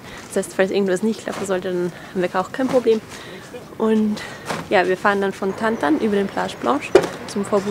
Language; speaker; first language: German; native; German